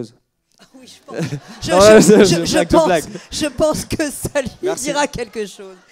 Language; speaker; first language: French; native; French